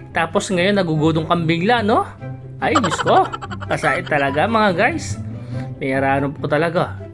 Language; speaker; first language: Filipino; non-native, local second language; Pampanga